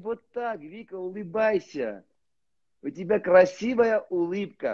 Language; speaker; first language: Russian; non-native, learner; Armenian